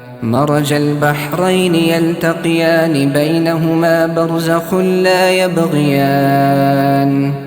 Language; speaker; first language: Arabic; native; Arabic